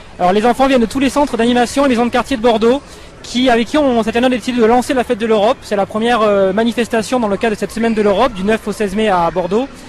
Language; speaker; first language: French; native; French